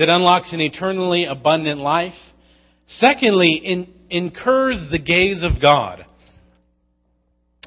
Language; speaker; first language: English; native; English